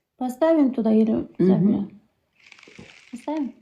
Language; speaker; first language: Russian; non-native, learner; Uzbek